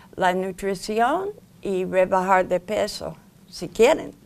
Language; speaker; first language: Spanish; non-native, fluent; English